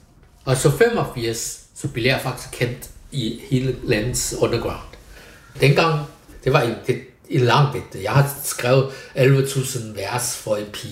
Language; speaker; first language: Danish; non-native, fluent; Chinese